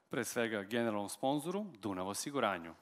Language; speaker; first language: Serbian; native; Serbian